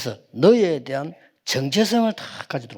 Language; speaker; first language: Korean; native; Korean